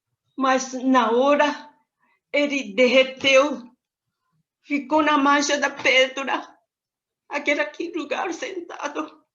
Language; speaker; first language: Portuguese; non-native, learner; Japanese